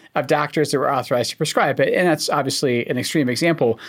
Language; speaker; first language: English; native; English